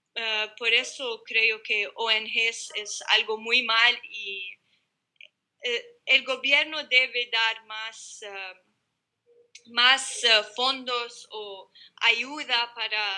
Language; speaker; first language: Spanish; non-native, learner; Arabic